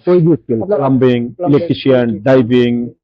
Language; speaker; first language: Hindi; non-native, local second language; Bangla